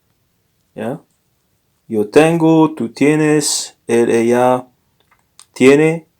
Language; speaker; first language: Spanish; non-native, learner; English